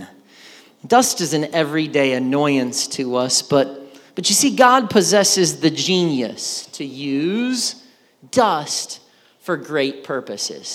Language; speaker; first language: English; native; English